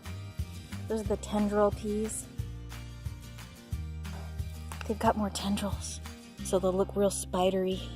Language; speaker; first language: English; native; English